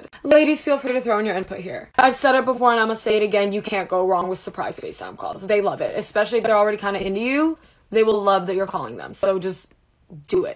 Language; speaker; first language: English; native; English